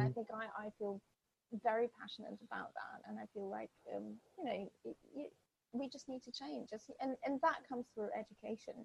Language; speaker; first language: English; non-native, fluent; Russian